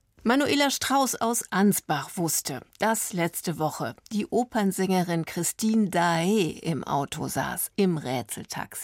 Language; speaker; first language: German; native; German